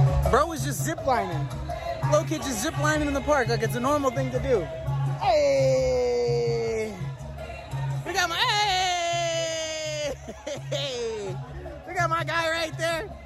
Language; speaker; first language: English; native; English